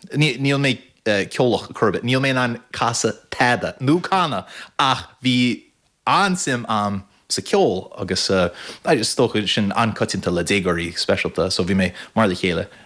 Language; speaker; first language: Irish; non-native, fluent; English